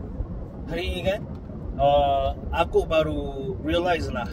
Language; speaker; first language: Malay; non-native, fluent; Korean